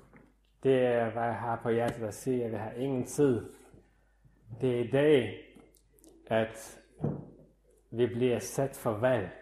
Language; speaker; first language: Danish; non-native, fluent; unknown